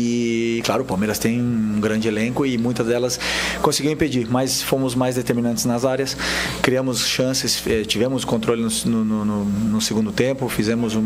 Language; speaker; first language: Portuguese; native; Portuguese